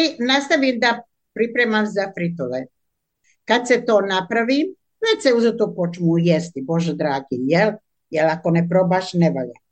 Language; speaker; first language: Croatian; native; Croatian